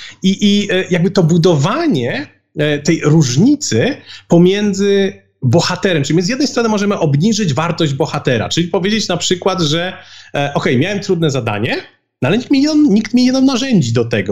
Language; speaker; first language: Polish; native; Polish